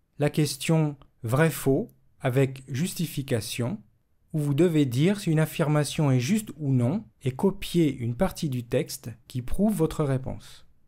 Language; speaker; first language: French; native; French